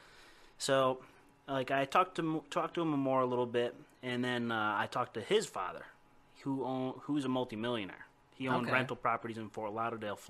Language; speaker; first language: English; native; English